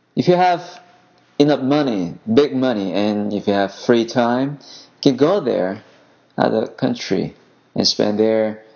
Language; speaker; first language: English; non-native, fluent; Korean